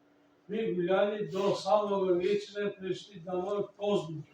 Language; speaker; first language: Russian; non-native, learner; Uzbek